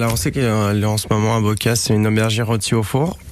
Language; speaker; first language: French; non-native, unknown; Romanian